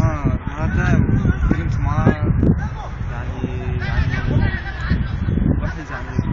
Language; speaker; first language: Arabic; early bilingual, heritage; Arabic